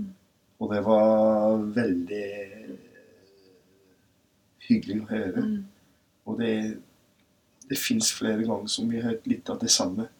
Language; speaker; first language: Norwegian; non-native, fluent; English